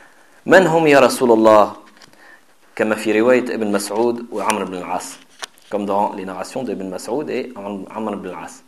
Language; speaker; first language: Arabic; non-native, fluent; French